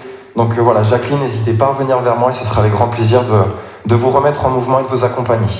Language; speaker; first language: French; native; French